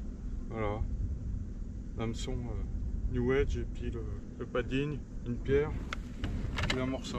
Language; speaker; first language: French; native; French